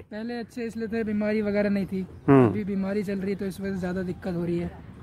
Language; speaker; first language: Hindi; native; Hindi